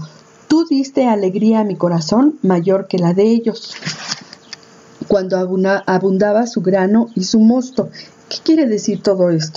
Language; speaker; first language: Spanish; native; Spanish